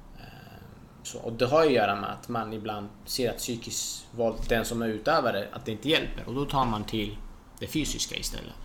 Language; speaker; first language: Swedish; early bilingual, other home language; Persian